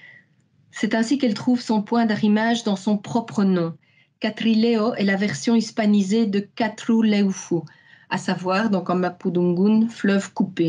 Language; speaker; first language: French; native; French